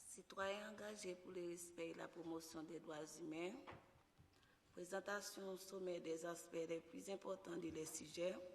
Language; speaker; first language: French; non-native, local second language; Haitian Creole